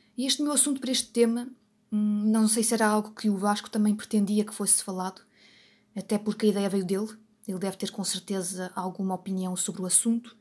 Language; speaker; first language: Portuguese; native; Portuguese